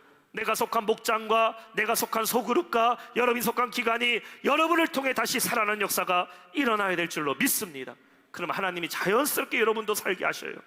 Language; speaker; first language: Korean; native; Korean